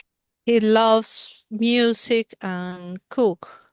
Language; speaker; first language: English; non-native, learner; Spanish